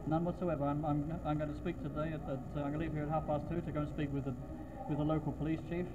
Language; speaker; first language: English; native; English